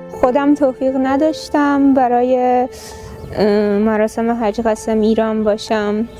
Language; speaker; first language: Persian; non-native, fluent; Armenian